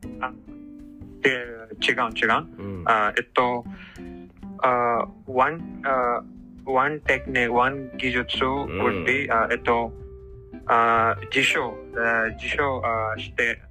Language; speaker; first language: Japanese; non-native, learner; English